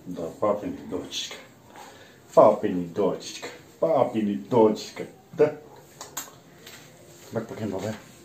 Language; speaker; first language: Russian; non-native, learner; Turkish